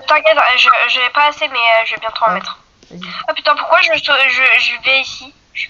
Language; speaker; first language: French; native; French